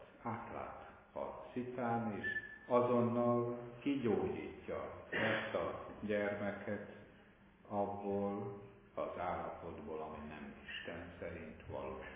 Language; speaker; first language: Hungarian; native; Hungarian